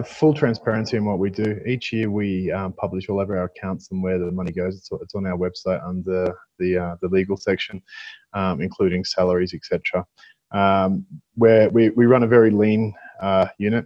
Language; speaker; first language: English; native; English